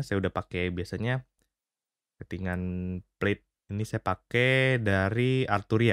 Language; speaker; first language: Indonesian; native; Indonesian